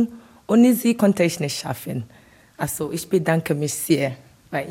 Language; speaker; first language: German; non-native, learner; Akan